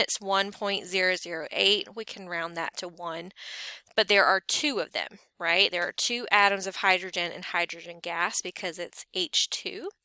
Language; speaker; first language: English; native; English